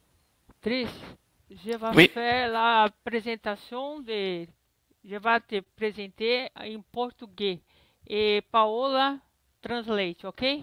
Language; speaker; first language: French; non-native, learner; Portuguese